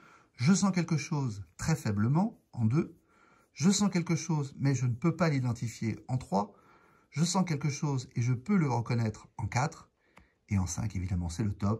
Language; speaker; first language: French; native; French